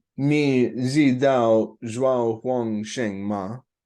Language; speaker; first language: Chinese; non-native, learner; English